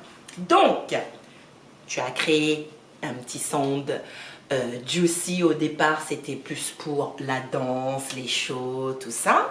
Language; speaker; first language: French; native; French